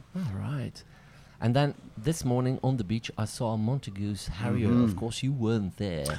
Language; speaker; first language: English; non-native, fluent; Dutch